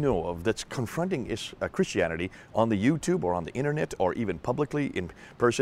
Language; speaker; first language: English; native; English